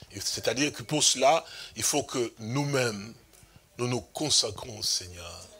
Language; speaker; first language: French; non-native, local second language; Lingala